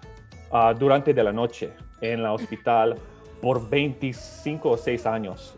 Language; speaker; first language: Spanish; early bilingual, other home language; Serbian